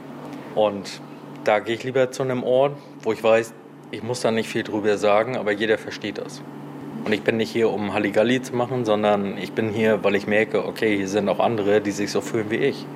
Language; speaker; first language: German; native; German